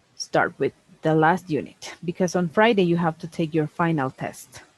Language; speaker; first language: English; non-native, fluent; Spanish